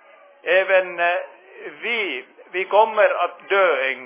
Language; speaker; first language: Swedish; non-native, fluent; Finnish